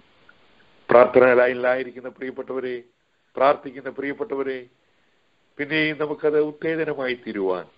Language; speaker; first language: Malayalam; native; Malayalam